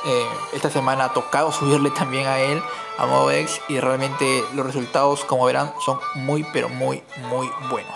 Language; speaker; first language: Spanish; native; Spanish